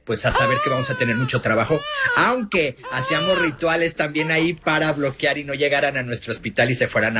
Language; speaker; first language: Spanish; native; Spanish